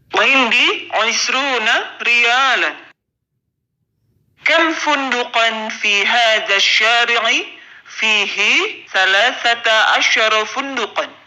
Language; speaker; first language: Arabic; non-native, fluent; Indonesian